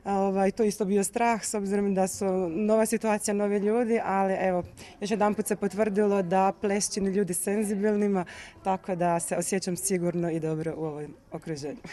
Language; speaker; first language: Croatian; native; Croatian